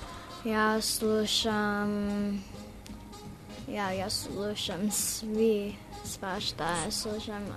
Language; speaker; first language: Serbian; early bilingual, heritage; English